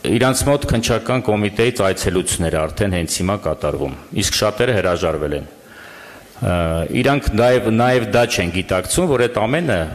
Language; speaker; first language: Armenian; native; Armenian